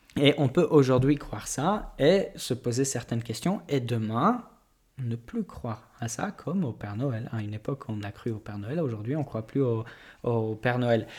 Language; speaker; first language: French; non-native, fluent; Polish